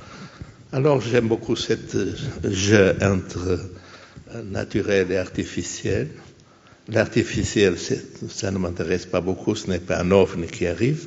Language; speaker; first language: French; non-native, fluent; Portuguese